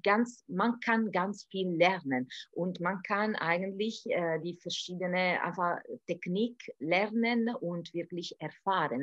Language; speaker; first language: German; non-native, fluent; Italian